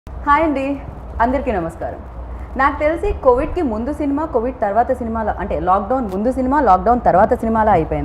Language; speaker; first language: Telugu; native; Telugu